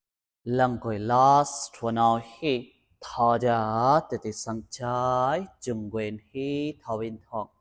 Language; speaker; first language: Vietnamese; non-native, learner; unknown